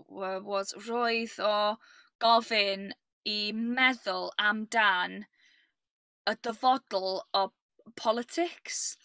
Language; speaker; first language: Welsh; non-native, learner; English